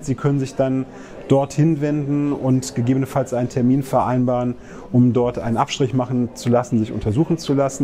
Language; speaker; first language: German; native; German